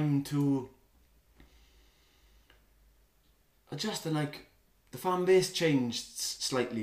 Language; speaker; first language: English; native; English